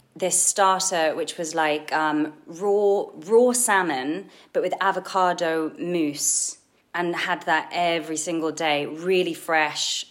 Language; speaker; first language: English; native; English